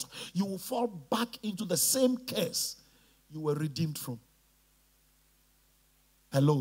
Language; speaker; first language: English; non-native, local second language; Ga